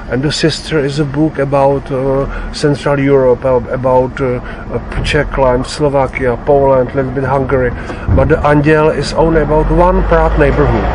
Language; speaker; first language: English; non-native, fluent; Czech